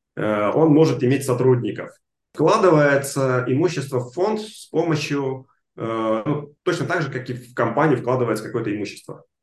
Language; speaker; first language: Russian; non-native, local second language; Armenian